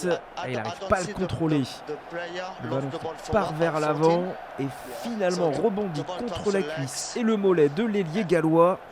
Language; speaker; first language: French; native; French